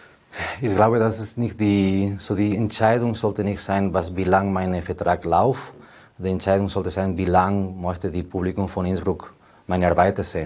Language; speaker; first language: German; non-native, learner; Spanish